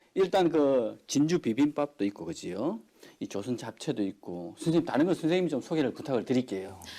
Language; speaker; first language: Korean; native; Korean